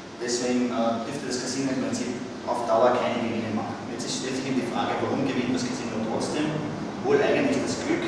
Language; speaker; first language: German; native; German